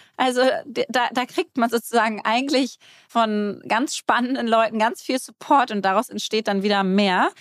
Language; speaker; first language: German; native; German